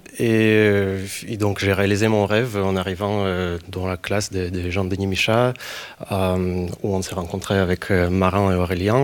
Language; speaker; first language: French; non-native, fluent; Ukrainian